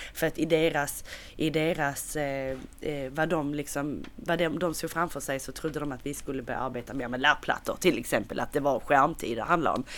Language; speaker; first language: Swedish; native; Swedish